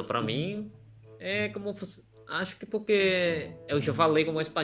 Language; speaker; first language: Portuguese; non-native, learner; Indonesian